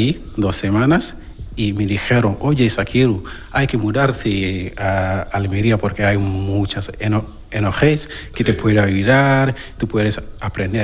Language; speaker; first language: Spanish; non-native, fluent; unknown